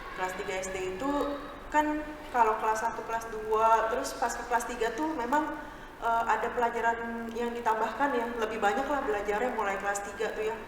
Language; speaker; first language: Indonesian; native; Indonesian